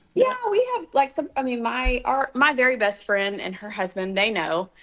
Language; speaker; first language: English; native; English